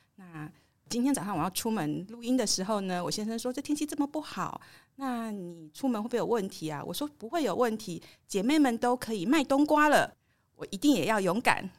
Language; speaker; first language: Chinese; native; Chinese